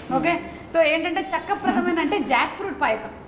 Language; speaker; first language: Telugu; native; Telugu